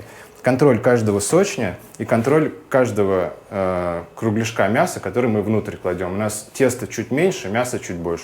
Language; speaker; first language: Russian; native; Russian